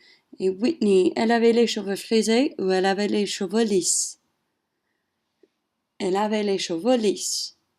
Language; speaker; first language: French; non-native, learner; English